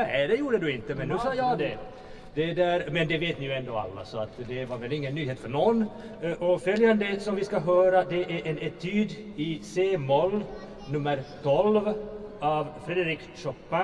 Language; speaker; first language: Swedish; native; Swedish